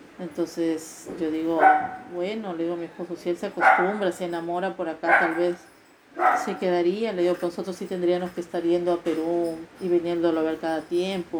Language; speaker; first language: Spanish; native; Spanish